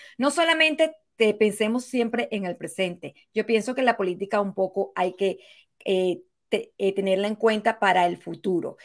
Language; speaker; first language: Spanish; native; Spanish